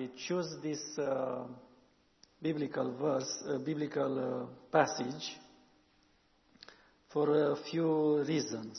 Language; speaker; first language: English; non-native, learner; Romanian